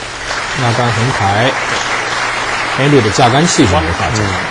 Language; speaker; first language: Chinese; native; Chinese